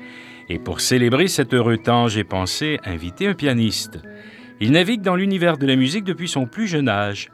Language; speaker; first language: French; native; French